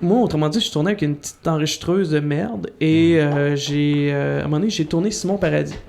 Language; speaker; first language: French; native; French